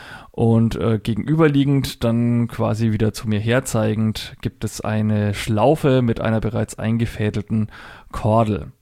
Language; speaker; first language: German; native; German